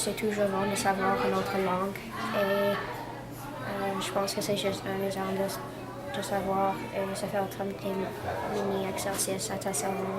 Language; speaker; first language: French; non-native, learner; English